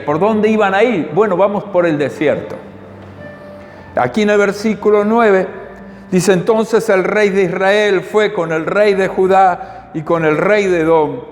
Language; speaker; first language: Spanish; native; Spanish